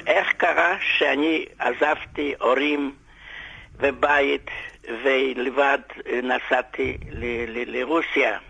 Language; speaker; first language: Hebrew; non-native, fluent; Yiddish